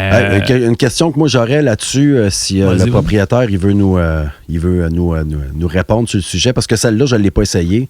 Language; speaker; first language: French; native; French